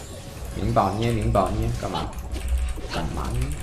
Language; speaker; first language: Chinese; native; Chinese